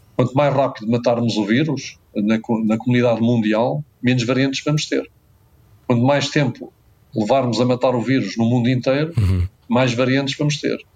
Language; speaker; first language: Portuguese; native; Portuguese